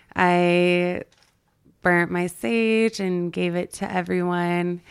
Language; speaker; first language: English; native; English